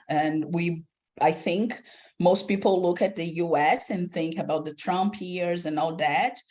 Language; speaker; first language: English; non-native, fluent; Portuguese